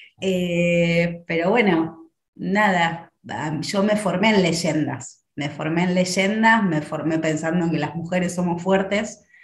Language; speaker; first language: Spanish; native; Spanish